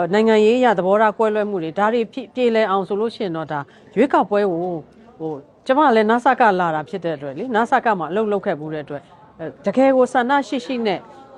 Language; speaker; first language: Burmese; native; Burmese